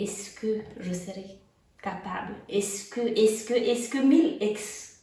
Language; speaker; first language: French; non-native, fluent; Romanian